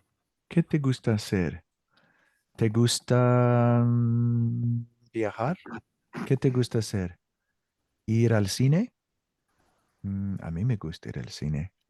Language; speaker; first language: Spanish; non-native, learner; English